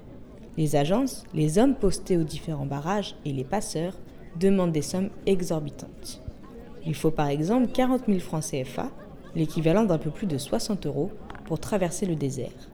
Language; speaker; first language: French; native; French